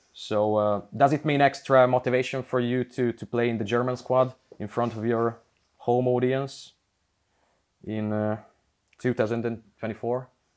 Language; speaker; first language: English; non-native, fluent; Hungarian